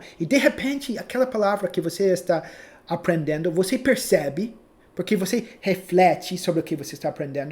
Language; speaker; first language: Portuguese; non-native, fluent; English